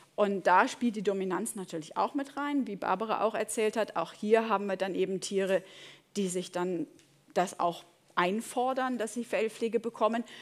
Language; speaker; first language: German; native; German